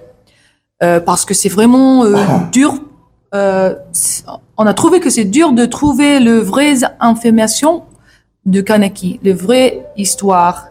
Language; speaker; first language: French; non-native, learner; English